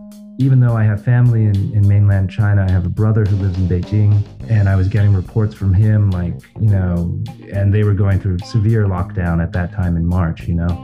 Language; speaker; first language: English; native; English